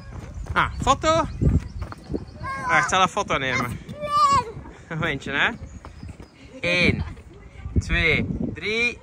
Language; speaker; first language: Dutch; native; Dutch